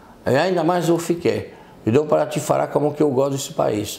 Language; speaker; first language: Portuguese; non-native, fluent; French